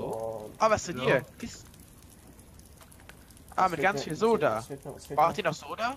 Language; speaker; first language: German; native; German